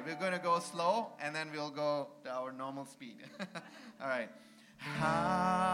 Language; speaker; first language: English; non-native, local second language; Malay